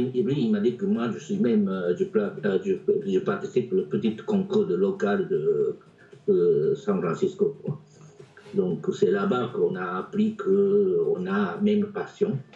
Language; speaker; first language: French; non-native, fluent; Japanese